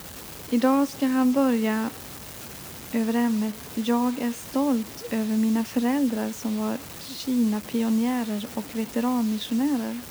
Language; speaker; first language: Swedish; native; Swedish